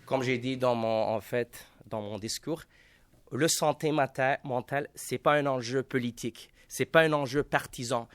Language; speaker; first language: French; non-native, local second language; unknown